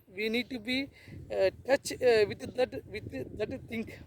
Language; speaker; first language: English; non-native, learner; Tamil